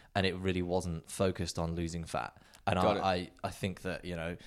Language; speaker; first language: English; native; English